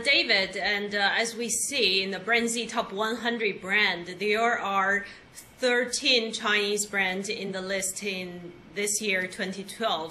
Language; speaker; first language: English; non-native, fluent; Chinese